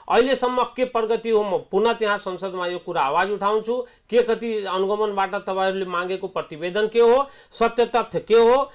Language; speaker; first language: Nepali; non-native, local second language; Awadhi